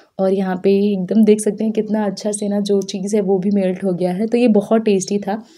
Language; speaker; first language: Hindi; native; Hindi